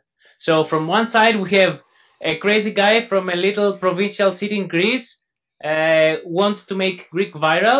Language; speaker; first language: English; non-native, fluent; Greek